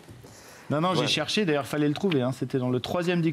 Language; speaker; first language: French; native; French